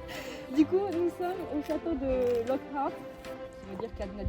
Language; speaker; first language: French; native; French